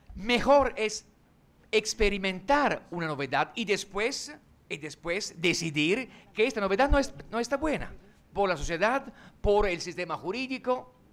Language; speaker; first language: Spanish; non-native, fluent; Italian